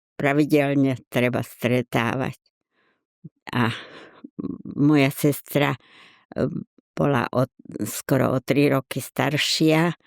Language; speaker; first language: Slovak; native; Slovak